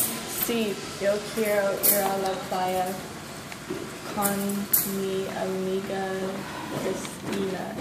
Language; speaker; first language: Spanish; non-native, learner; English